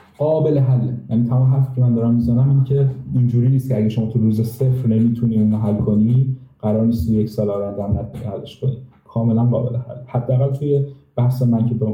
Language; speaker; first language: Persian; native; Persian